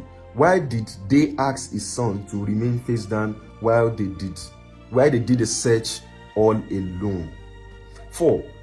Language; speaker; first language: English; non-native, local second language; Yoruba